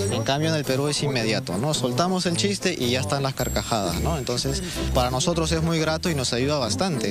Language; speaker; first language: Spanish; non-native, fluent; Ukrainian